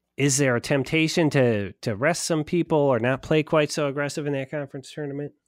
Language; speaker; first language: English; native; English